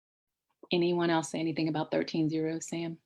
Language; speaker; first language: English; native; English